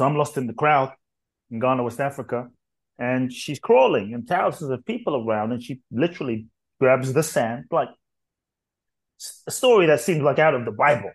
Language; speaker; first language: English; native; English